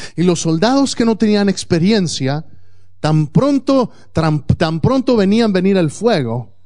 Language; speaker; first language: Spanish; native; Spanish